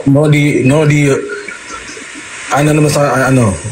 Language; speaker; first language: English; non-native, learner; Indonesian